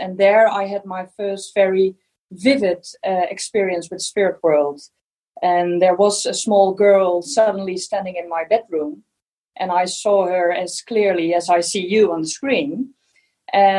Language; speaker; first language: English; non-native, fluent; Dutch